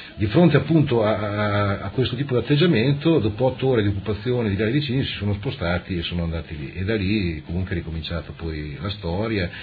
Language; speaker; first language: Italian; native; Italian